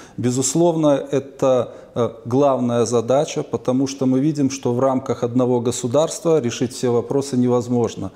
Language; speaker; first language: Russian; native; Russian